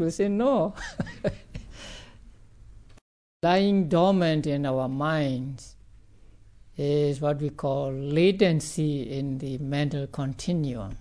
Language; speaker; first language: English; non-native, fluent; Burmese